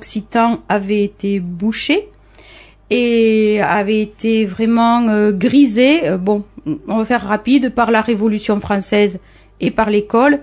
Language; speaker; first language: French; native; French